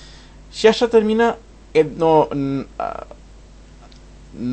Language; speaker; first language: Romanian; non-native, learner; Portuguese